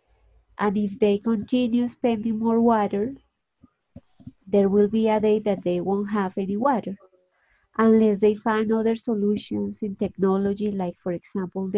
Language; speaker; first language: English; non-native, fluent; Spanish